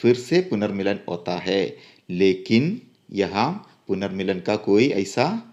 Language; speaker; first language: Hindi; non-native, local second language; Malayalam